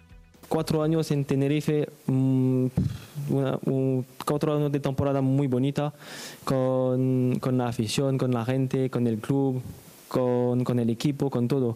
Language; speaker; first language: Spanish; non-native, fluent; French